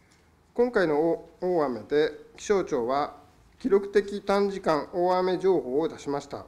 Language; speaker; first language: Japanese; native; Japanese